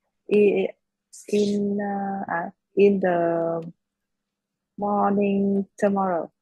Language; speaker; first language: English; non-native, learner; Vietnamese